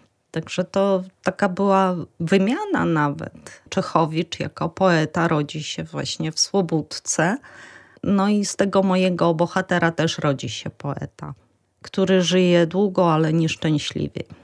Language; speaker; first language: Polish; non-native, fluent; Russian